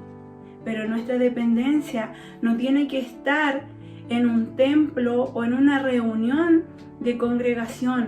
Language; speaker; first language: Spanish; native; Spanish